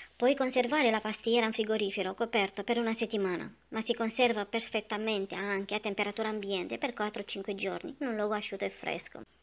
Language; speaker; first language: Italian; non-native, fluent; Romanian